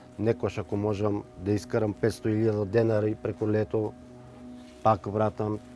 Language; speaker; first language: Macedonian; native; Macedonian